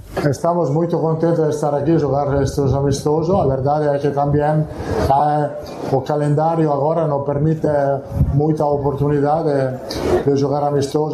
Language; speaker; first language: Portuguese; non-native, fluent; Italian